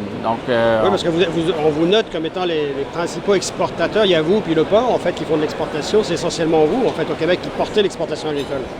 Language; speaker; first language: French; native; French